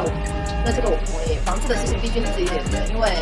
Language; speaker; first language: Chinese; native; Chinese